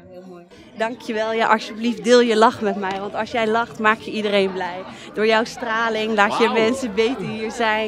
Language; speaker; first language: Dutch; native; Dutch